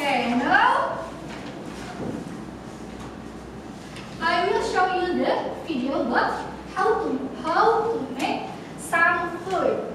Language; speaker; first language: English; non-native, local second language; Indonesian